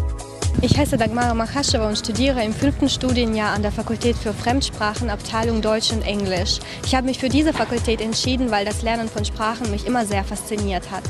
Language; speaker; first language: German; non-native, fluent; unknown